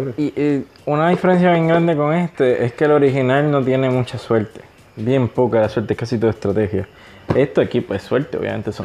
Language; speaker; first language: Spanish; native; Spanish